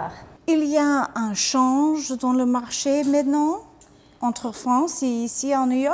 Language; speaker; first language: French; non-native, learner; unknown